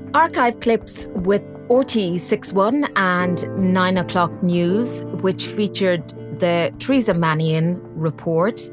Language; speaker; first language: English; native; English